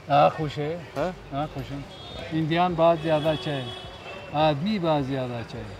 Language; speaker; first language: Hindi; non-native, learner; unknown